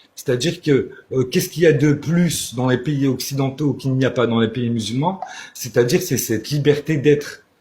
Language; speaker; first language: French; early bilingual, other home language; Arabic